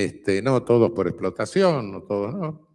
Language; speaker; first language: Spanish; native; Spanish